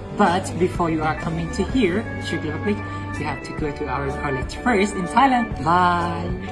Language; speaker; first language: English; non-native, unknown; Thai